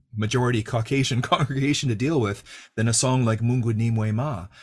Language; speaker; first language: English; native; English